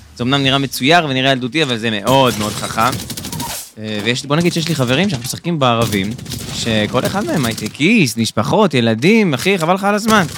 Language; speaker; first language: Hebrew; native; Hebrew